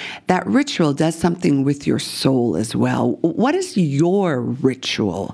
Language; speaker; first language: English; native; English